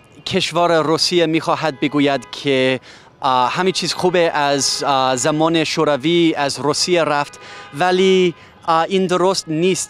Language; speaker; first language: Persian; non-native, fluent; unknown